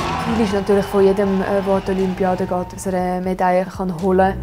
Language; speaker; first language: German; non-native, local second language; Slovak